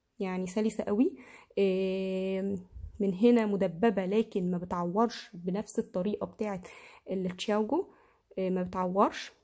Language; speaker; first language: Arabic; native; Arabic